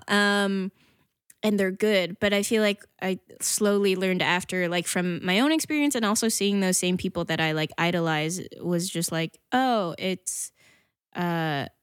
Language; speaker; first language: English; native; English